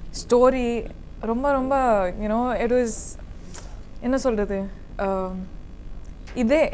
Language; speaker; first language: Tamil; non-native, learner; Kannada